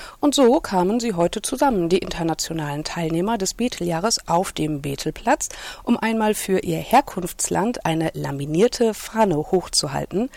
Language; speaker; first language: German; native; German